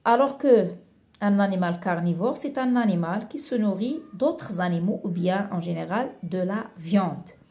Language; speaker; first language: French; non-native, local second language; Arabic